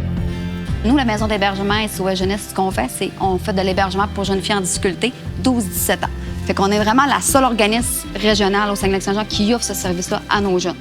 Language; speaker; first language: French; native; French